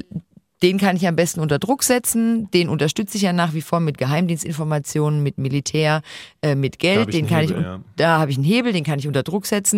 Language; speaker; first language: German; native; German